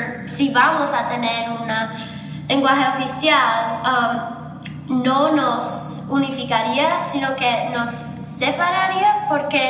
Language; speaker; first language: Spanish; non-native, learner; English